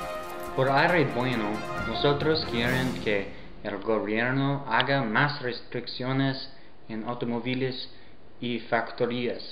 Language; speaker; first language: Spanish; non-native, learner; English